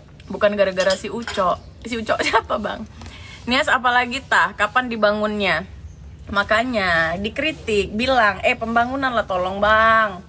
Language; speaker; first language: Indonesian; native; Indonesian